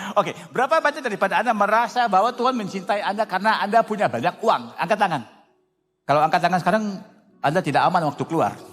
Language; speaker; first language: Indonesian; non-native, fluent; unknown